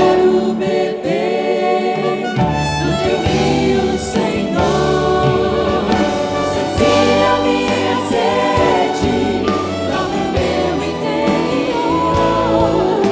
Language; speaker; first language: Portuguese; native; Portuguese